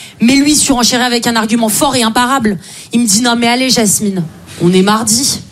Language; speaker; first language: French; native; French